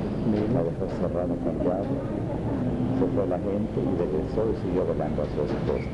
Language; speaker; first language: Spanish; native; Spanish